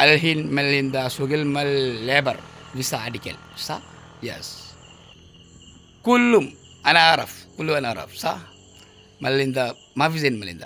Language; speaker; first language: Arabic; non-native, learner; Malayalam